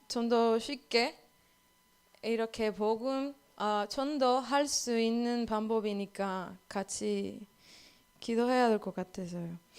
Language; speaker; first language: Korean; non-native, learner; Spanish